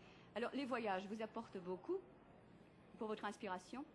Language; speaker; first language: French; native; French